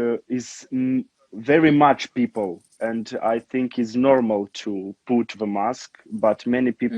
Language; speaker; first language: English; non-native, learner; Romanian